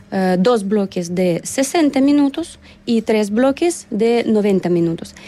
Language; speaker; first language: Spanish; non-native, learner; Russian